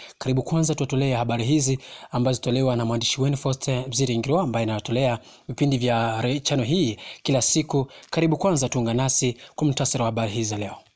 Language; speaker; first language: Swahili; non-native, local second language; Kinyarwanda